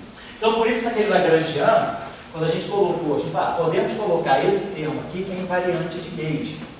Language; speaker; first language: Portuguese; native; Portuguese